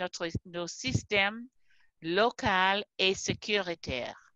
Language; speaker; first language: French; non-native, fluent; English